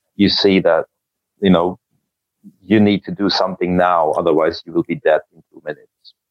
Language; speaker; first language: English; non-native, fluent; German